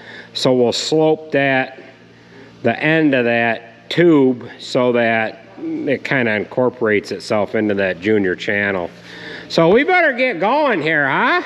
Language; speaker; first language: English; native; English